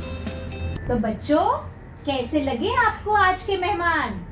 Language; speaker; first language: Hindi; native; Hindi